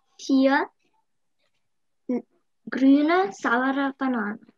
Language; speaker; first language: German; non-native, learner; Russian